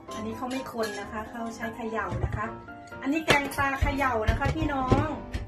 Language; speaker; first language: Thai; native; Thai